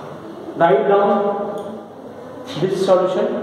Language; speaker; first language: Hindi; native; Hindi